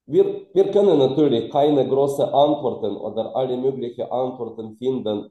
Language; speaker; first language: German; non-native, fluent; Ukrainian